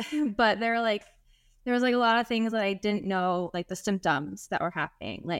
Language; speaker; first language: English; native; English